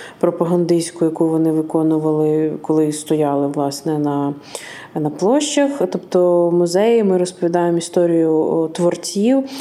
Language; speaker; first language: Ukrainian; native; Ukrainian